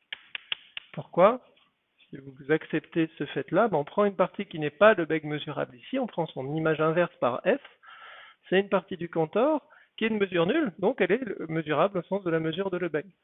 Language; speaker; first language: French; native; French